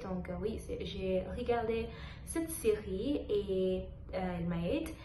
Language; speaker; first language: French; non-native, learner; Telugu